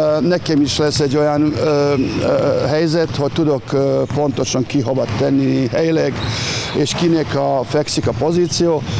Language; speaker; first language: Hungarian; non-native, learner; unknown